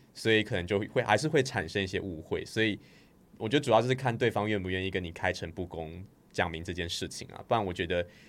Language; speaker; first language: Chinese; native; Chinese